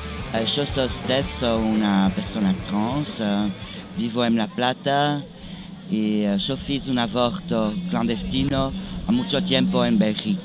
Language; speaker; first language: Spanish; non-native, learner; French